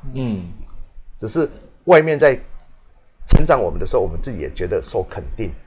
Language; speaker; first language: Chinese; native; Chinese